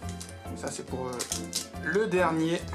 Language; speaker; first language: French; native; French